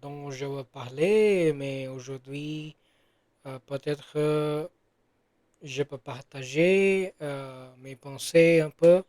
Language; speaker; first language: French; non-native, learner; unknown